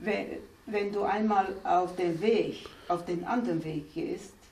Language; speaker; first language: German; non-native, fluent; Slovenian